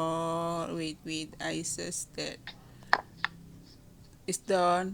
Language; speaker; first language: English; non-native, learner; Indonesian